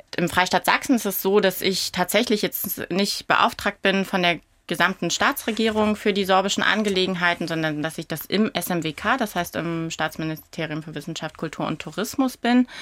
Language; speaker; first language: German; non-native, local second language; Upper Sorbian